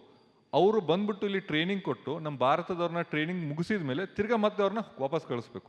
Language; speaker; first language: Kannada; native; Kannada